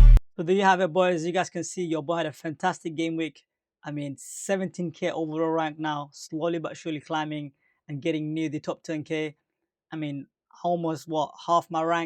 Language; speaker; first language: English; native; English